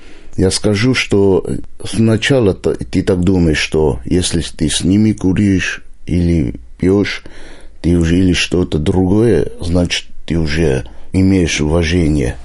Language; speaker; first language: Russian; non-native, local second language; Armenian